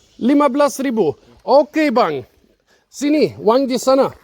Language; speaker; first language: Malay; non-native, learner; German